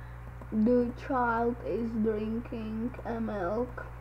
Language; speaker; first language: English; non-native, learner; Czech